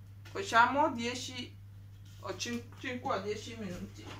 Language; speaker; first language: Italian; non-native, learner; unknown